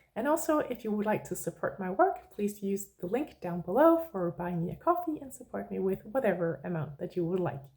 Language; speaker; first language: English; non-native, fluent; Danish